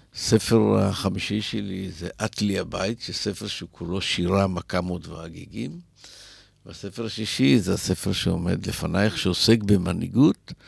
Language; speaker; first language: Hebrew; native; Hebrew